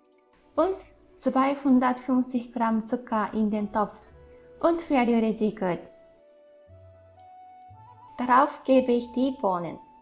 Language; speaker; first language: German; non-native, fluent; Japanese